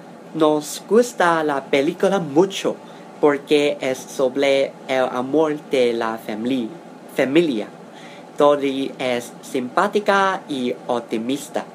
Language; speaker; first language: Spanish; non-native, learner; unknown